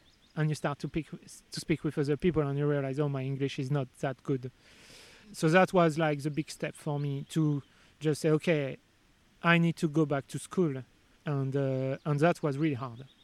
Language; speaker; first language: English; non-native, fluent; French